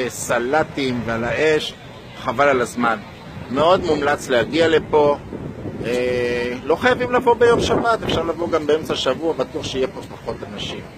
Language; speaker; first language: Hebrew; native; Hebrew